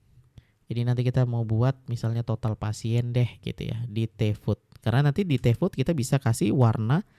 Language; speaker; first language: Indonesian; native; Indonesian